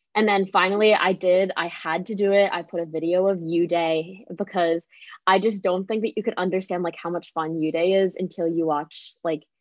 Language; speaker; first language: English; native; English